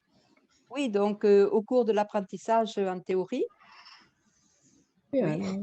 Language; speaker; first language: French; native; French